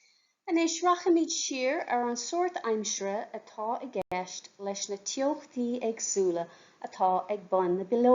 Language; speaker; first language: Irish; non-native, fluent; English